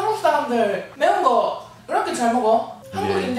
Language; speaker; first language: Korean; non-native, learner; Japanese